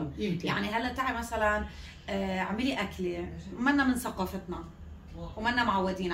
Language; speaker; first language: Arabic; native; Arabic